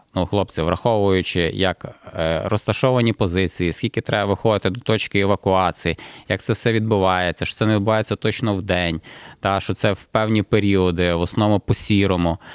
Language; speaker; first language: Ukrainian; native; Ukrainian